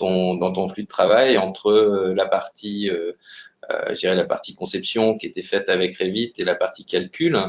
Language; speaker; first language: French; native; French